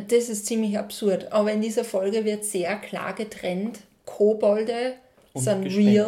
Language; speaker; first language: German; native; German